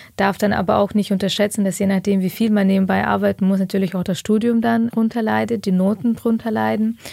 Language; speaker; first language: German; early bilingual, other home language; Russian